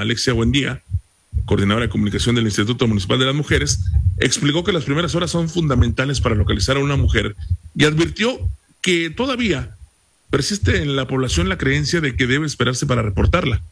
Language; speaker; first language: Spanish; native; Spanish